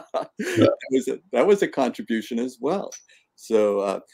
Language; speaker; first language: English; native; English